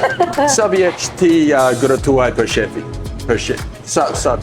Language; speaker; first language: Albanian; non-native, learner; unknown